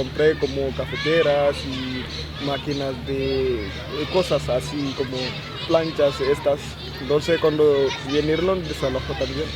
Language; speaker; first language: Spanish; non-native, fluent; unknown